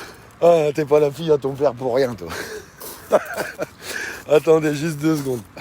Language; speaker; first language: French; native; French